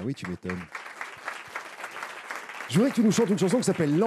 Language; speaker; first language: French; native; French